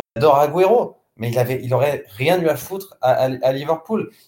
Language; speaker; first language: French; native; French